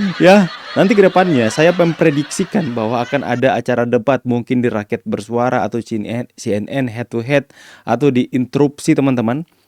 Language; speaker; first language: Indonesian; native; Indonesian